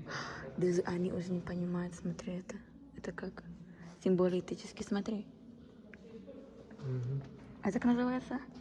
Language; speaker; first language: Russian; non-native, learner; Indonesian